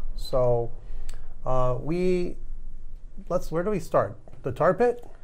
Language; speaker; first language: English; early bilingual, other home language; Ukrainian